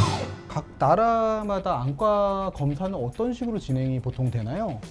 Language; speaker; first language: Korean; native; Korean